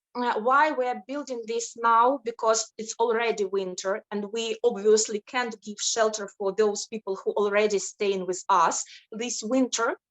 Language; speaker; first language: English; non-native, fluent; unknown